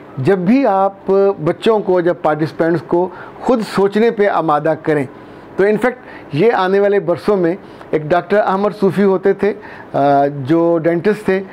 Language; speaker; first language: Urdu; non-native, local second language; Punjabi